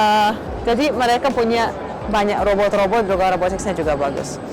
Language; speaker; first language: Indonesian; non-native, fluent; Russian